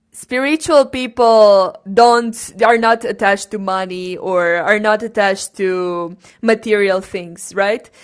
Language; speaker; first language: English; non-native, fluent; Romanian